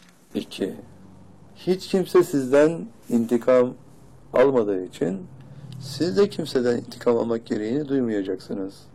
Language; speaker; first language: Turkish; native; Turkish